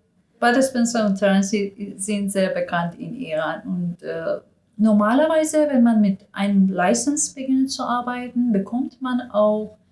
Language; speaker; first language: German; non-native, learner; Persian